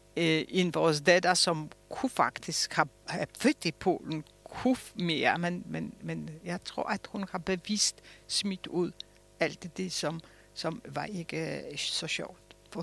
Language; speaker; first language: Danish; non-native, fluent; Polish